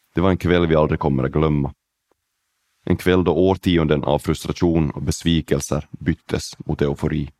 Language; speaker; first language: Swedish; native; Swedish